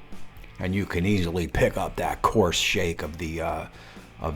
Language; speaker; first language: English; native; English